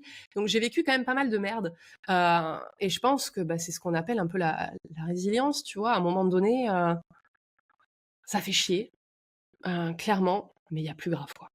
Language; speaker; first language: French; native; French